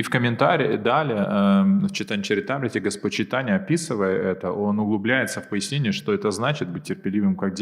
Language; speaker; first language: Russian; native; Russian